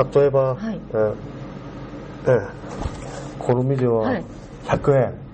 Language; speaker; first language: Japanese; non-native, learner; Korean